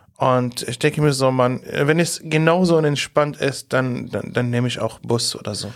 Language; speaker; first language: German; non-native, fluent; Arabic